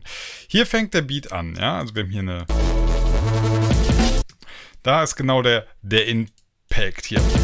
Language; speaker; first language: German; native; German